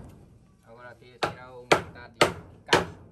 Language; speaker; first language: Portuguese; non-native, learner; Vietnamese